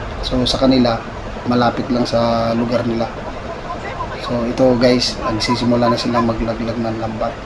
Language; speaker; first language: Filipino; non-native, local second language; Waray